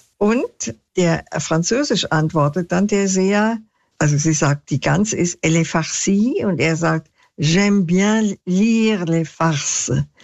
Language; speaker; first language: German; native; German